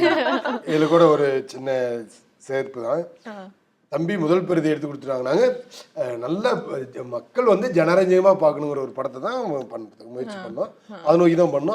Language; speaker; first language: Tamil; native; Tamil